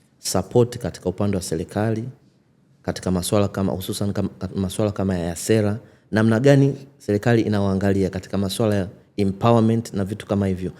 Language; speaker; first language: Swahili; native; Swahili